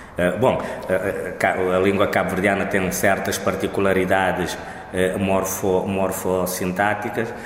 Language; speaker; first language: Portuguese; non-native, local second language; Kabuverdianu